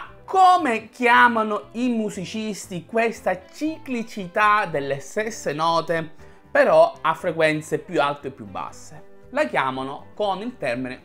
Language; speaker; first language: Italian; native; Italian